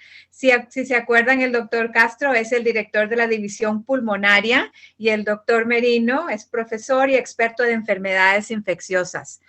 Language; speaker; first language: Spanish; native; Spanish